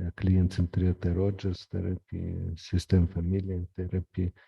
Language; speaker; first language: German; non-native, fluent; Ukrainian